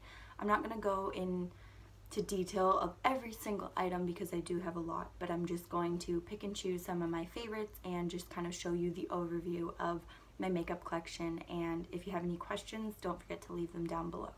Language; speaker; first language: English; native; English